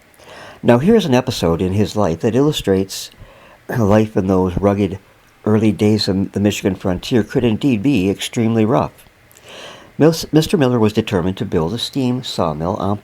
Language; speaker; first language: English; native; English